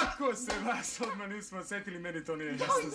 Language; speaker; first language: Serbian; native; Serbian